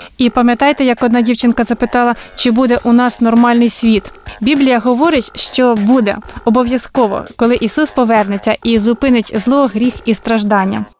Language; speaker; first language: Ukrainian; native; Ukrainian